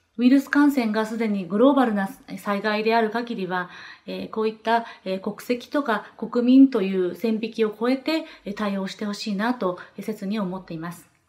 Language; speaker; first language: Japanese; native; Japanese